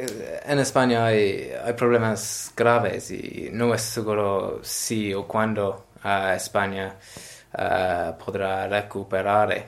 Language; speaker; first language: Spanish; non-native, learner; English